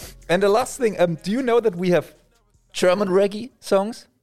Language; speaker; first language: English; non-native, fluent; German